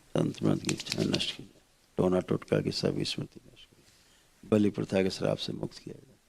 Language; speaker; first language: Hindi; native; Hindi